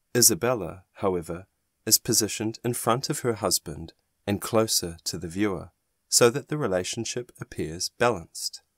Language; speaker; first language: English; non-native, fluent; German